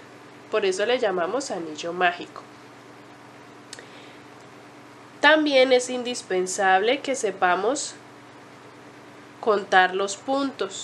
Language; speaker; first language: Spanish; native; Spanish